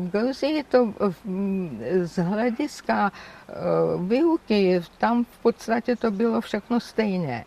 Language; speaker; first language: Czech; non-native, fluent; Georgian